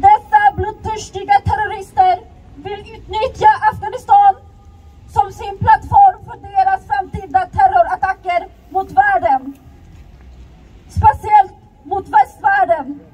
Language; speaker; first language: Swedish; early bilingual, other home language; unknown